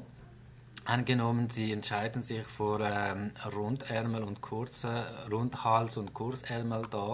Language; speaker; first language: German; non-native, fluent; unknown